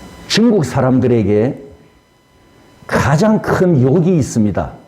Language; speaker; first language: Korean; native; Korean